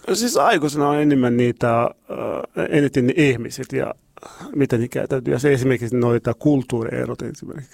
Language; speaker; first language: Finnish; non-native, learner; Arabic